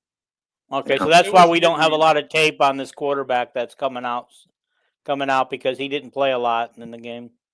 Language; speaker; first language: English; native; English